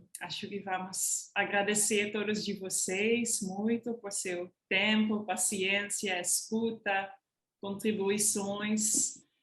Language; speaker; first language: Portuguese; non-native, fluent; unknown